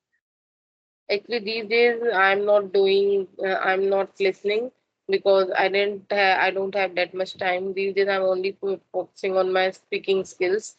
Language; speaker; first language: English; non-native, learner; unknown